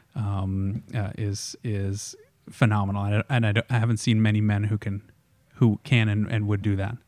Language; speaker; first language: English; non-native, fluent; Swiss German